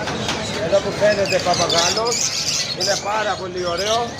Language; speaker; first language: Greek; non-native, learner; Urdu